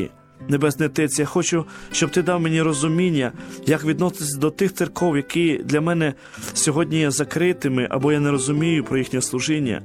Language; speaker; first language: Ukrainian; native; Ukrainian